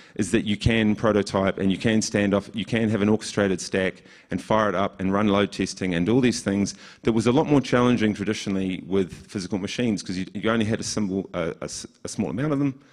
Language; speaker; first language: English; native; English